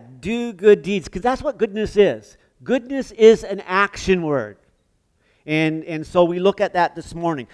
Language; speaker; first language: English; native; English